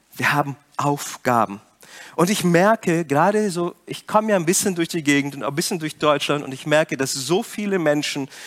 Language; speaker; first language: German; non-native, fluent; Portuguese